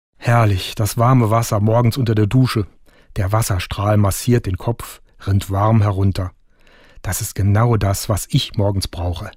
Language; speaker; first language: German; native; German